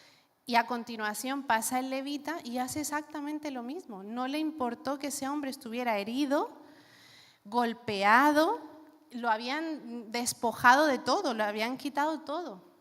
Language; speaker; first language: Spanish; native; Spanish